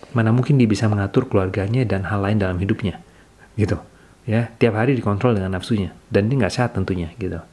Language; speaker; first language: Indonesian; native; Indonesian